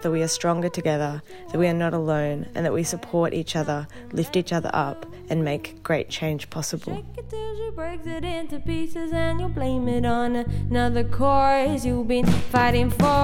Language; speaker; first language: English; native; English